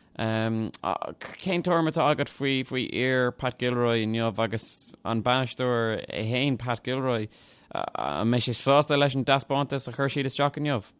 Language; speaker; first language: Irish; non-native, local second language; English